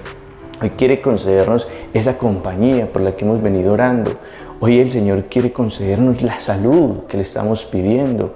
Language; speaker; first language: Spanish; native; Spanish